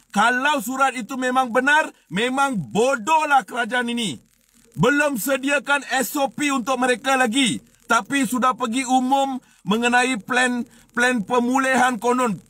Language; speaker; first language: Malay; non-native, local second language; Tamil